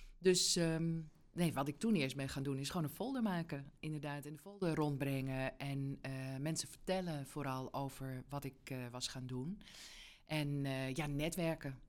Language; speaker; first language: Dutch; native; Dutch